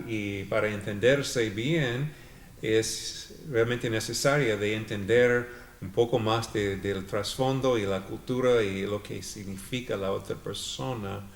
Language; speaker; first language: Spanish; non-native, fluent; English